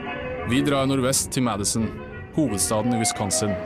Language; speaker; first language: Norwegian; native; Norwegian